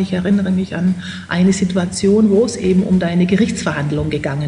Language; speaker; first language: German; native; German